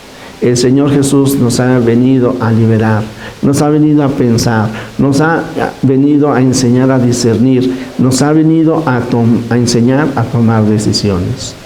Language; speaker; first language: Spanish; native; Spanish